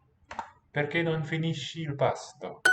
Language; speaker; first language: Italian; non-native, learner; English